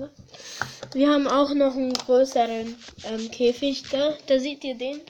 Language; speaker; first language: German; early bilingual, other home language; Hungarian